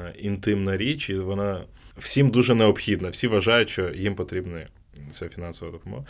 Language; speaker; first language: Ukrainian; non-native, local second language; Crimean Tatar